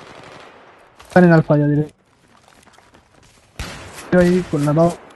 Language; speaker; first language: Spanish; native; Spanish